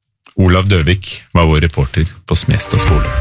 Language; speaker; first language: Norwegian; native; Norwegian